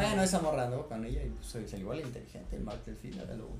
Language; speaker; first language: Spanish; native; Spanish